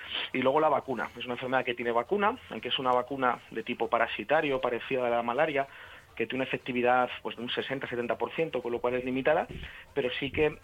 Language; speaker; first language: Spanish; native; Spanish